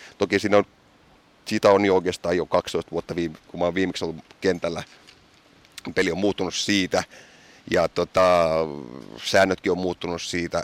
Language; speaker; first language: Finnish; early bilingual, heritage; Finnish